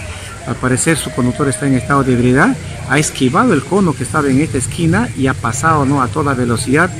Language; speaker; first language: Spanish; native; Spanish